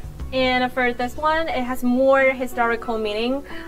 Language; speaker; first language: English; non-native, fluent; Chinese